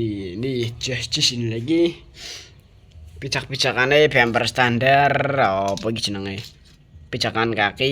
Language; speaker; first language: Indonesian; non-native, local second language; Javanese